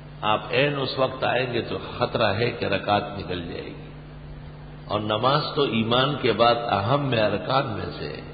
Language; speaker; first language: Urdu; non-native, local second language; Pashto